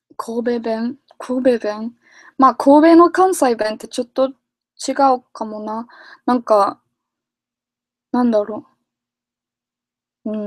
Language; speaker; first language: Japanese; non-native, fluent; English